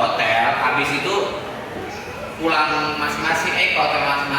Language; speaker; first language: Indonesian; native; Indonesian